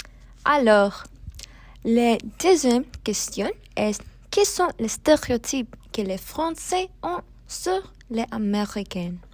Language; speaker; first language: French; non-native, learner; English